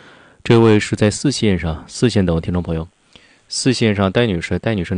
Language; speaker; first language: Chinese; native; Chinese